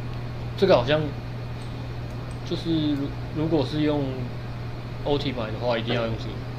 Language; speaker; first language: Chinese; native; Chinese